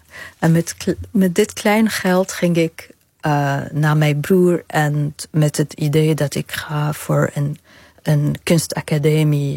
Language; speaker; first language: Dutch; non-native, fluent; Arabic